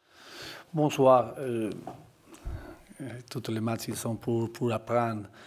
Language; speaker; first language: French; non-native, learner; Spanish